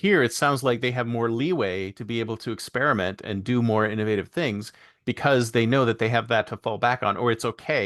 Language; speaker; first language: English; native; English